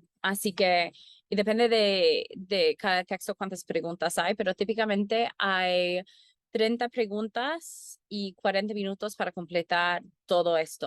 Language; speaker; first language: Spanish; non-native, fluent; English